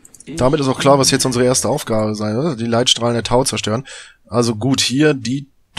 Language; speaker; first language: German; native; German